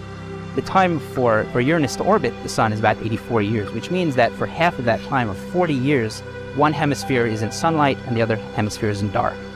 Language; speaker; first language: English; native; English